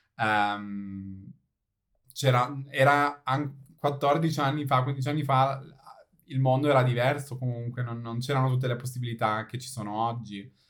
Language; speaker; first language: Italian; native; Italian